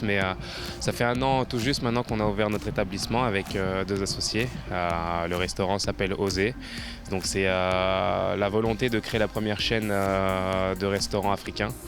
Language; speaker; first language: French; native; French